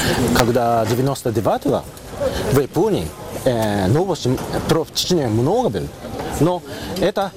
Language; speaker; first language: Russian; non-native, learner; Japanese